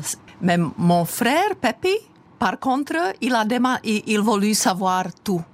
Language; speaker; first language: French; non-native, fluent; Czech